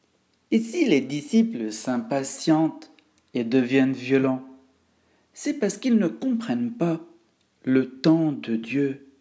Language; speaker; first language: French; native; French